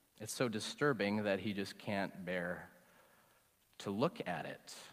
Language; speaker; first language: English; native; English